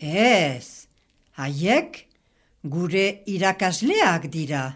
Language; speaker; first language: Basque; non-native, fluent; French